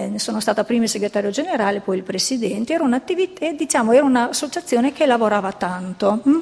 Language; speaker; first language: Italian; native; Italian